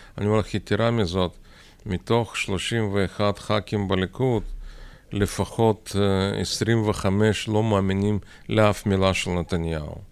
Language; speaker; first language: Hebrew; non-native, fluent; Russian